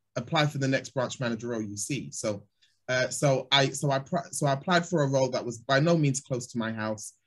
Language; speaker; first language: English; native; English